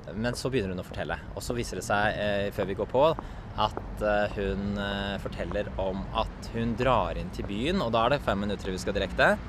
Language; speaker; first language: Norwegian; native; Norwegian